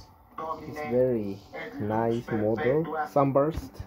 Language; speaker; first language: English; non-native, learner; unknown